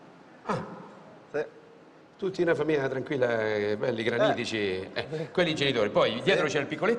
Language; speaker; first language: Italian; native; Italian